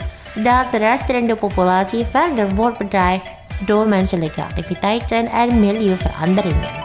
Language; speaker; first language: Dutch; non-native, fluent; Indonesian